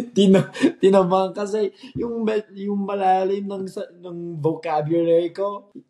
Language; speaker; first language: Filipino; non-native, fluent; English